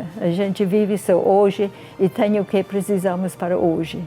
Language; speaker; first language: Portuguese; non-native, fluent; English